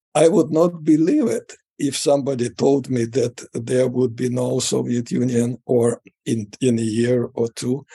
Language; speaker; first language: English; non-native, fluent; Russian